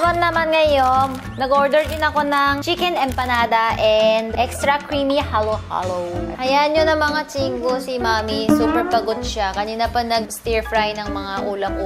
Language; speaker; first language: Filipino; non-native, fluent; Korean